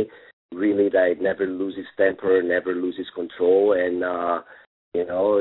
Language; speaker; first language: English; non-native, fluent; Italian